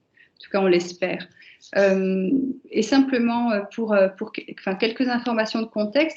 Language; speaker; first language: French; native; French